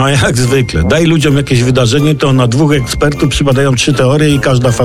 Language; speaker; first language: Polish; native; Polish